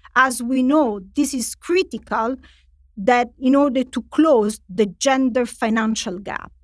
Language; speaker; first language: English; non-native, fluent; Italian